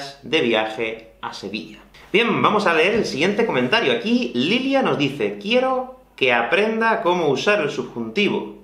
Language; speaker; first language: Spanish; native; Spanish